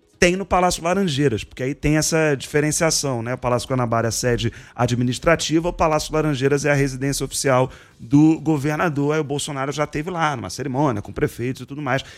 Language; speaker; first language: Portuguese; native; Portuguese